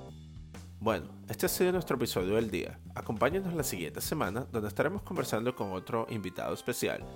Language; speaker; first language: Spanish; native; Spanish